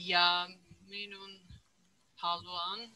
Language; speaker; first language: Finnish; non-native, learner; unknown